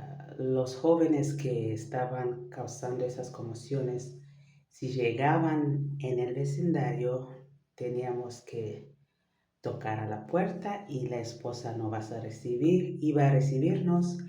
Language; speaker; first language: Spanish; non-native, fluent; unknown